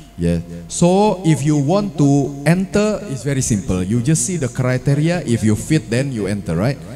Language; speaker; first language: English; non-native, fluent; Indonesian